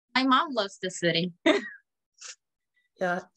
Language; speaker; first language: English; non-native, fluent; Korean